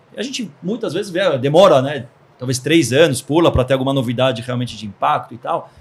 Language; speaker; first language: Portuguese; early bilingual, other home language; Hebrew